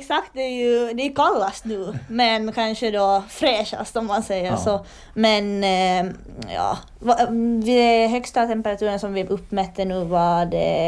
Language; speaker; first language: Swedish; native; Swedish